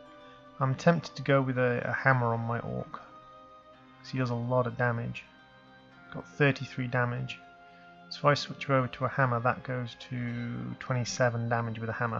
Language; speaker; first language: English; native; English